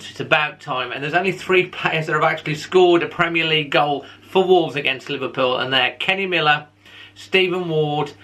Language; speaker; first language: English; native; English